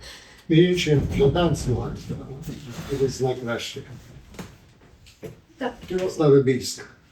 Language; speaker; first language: Ukrainian; early bilingual, heritage; Ukrainian